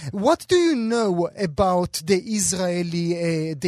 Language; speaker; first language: English; non-native, fluent; Hebrew